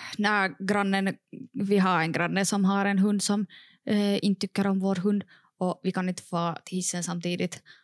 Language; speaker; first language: Swedish; native; Swedish